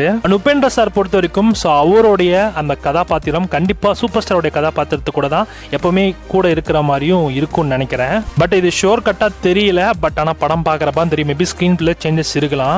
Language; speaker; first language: Tamil; native; Tamil